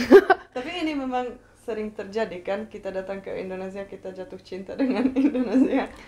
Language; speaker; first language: Indonesian; non-native, fluent; Czech